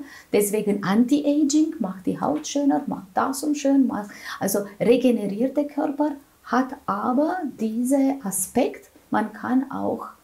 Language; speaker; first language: German; non-native, fluent; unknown